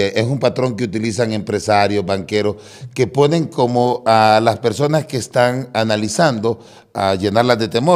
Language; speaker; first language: Spanish; native; Spanish